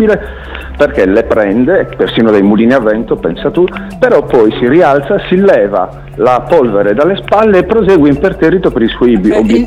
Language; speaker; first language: Italian; native; Italian